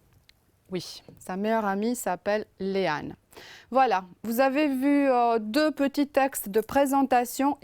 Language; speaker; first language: French; non-native, fluent; Romanian